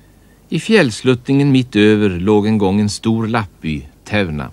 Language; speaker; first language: Swedish; native; Swedish